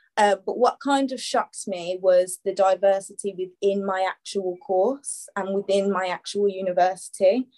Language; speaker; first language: English; native; English